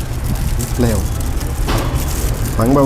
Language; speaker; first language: Vietnamese; early bilingual, heritage; Vietnamese